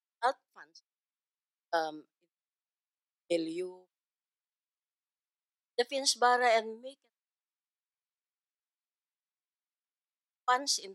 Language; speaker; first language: Swedish; non-native, learner; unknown